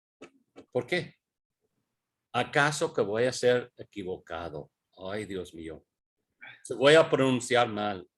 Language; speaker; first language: Spanish; non-native, fluent; English